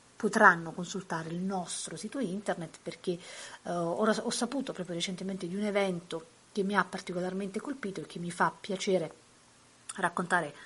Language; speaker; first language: Italian; native; Italian